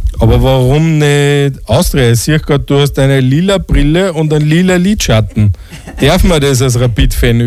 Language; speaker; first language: German; native; German